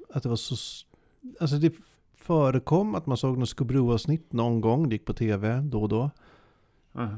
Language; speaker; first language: Swedish; native; Swedish